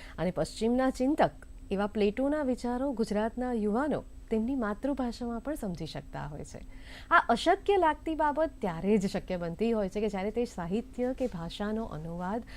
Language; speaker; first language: Gujarati; native; Gujarati